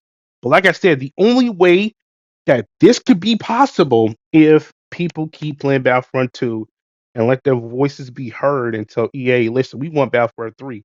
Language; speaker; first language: English; native; English